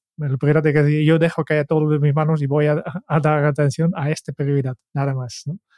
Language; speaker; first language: Spanish; non-native, fluent; Dutch